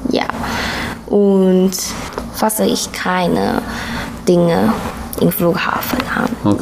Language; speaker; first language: German; non-native, learner; Chinese